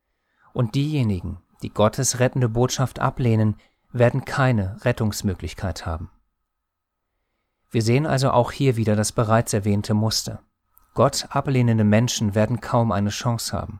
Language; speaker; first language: German; native; German